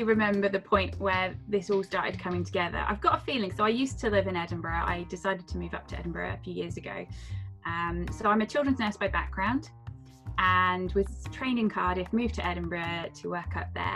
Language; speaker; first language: English; native; English